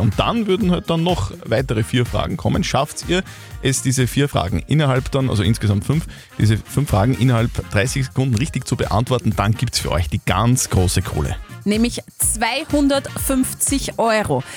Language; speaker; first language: German; native; German